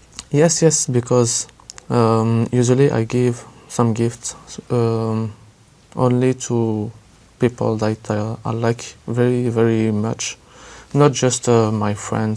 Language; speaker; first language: English; non-native, learner; French